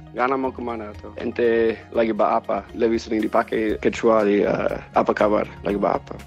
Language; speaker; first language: Indonesian; non-native, fluent; English